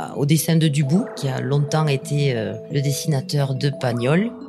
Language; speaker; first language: French; native; French